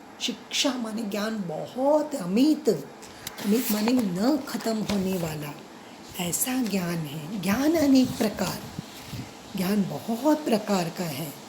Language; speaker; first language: Hindi; non-native, local second language; Marathi